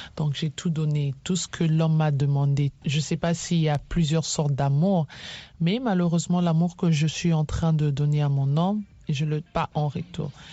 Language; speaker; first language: French; non-native, local second language; Lingala